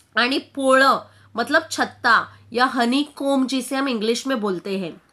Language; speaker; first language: Hindi; non-native, local second language; Marathi